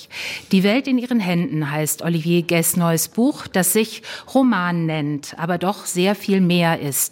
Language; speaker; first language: German; native; German